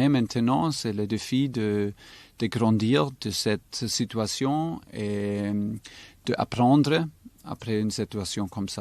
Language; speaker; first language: French; non-native, fluent; German